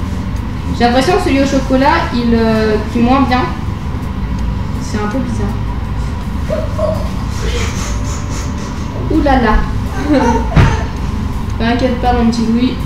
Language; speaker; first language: French; native; French